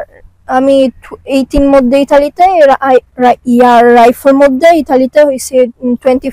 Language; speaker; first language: Bangla; early bilingual, heritage; Bangla